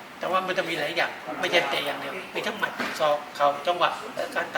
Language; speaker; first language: Thai; native; Thai